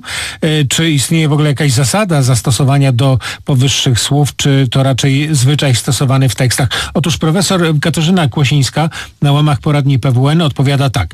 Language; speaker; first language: Polish; native; Polish